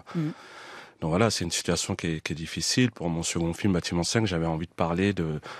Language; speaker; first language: French; native; French